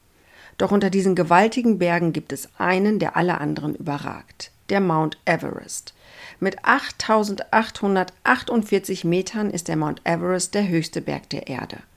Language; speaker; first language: German; native; German